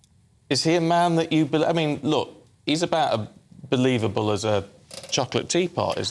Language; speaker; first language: English; native; English